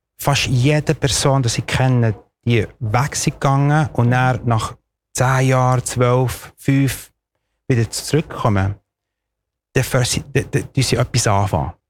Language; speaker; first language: German; non-native, local second language; Italian